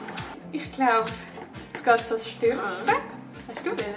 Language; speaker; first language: German; native; German